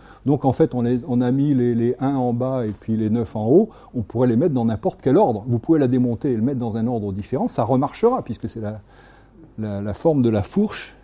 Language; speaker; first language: French; native; French